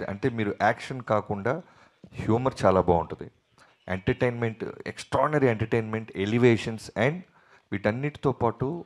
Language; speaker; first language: Telugu; native; Telugu